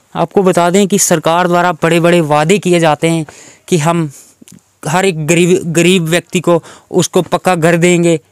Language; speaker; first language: Hindi; non-native, local second language; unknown